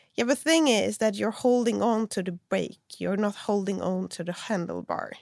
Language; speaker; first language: English; non-native, fluent; Swedish